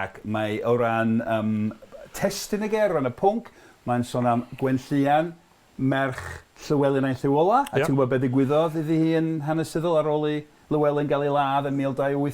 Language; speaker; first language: Welsh; non-native, fluent; English